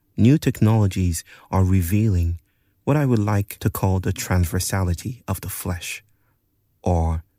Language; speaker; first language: English; non-native, local second language; Yoruba